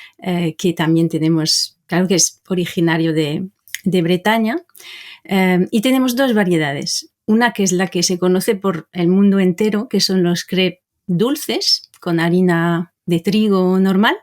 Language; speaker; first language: Spanish; non-native, fluent; French